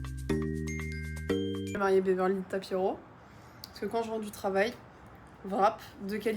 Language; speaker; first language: French; native; French